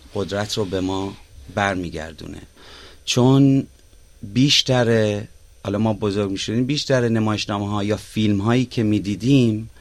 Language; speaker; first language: Persian; non-native, local second language; Arabic